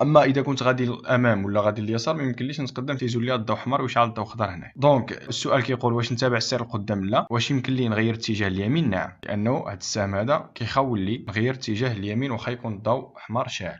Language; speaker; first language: Arabic; native; Arabic